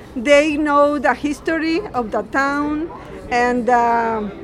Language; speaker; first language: English; non-native, learner; Spanish